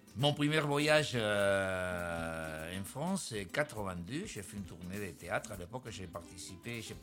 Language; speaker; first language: French; non-native, fluent; Spanish